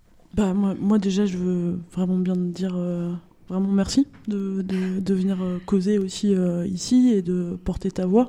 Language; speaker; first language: French; native; French